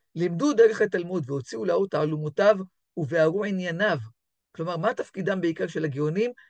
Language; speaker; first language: Hebrew; native; Hebrew